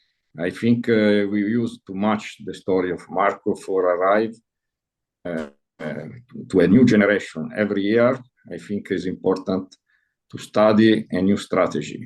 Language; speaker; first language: English; non-native, learner; Italian